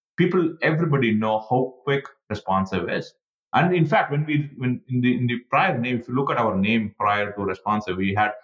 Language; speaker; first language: English; non-native, local second language; Tamil